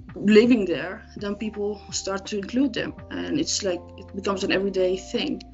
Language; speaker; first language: English; non-native, fluent; Somali